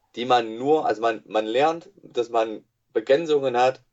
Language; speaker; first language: German; non-native, fluent; English